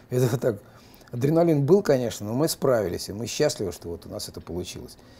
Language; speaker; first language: Russian; native; Russian